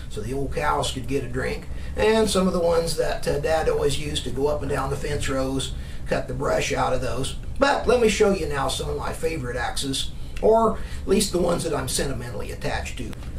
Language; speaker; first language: English; native; English